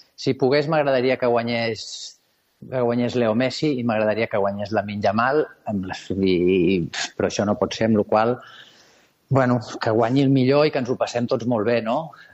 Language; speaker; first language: Catalan; native; Catalan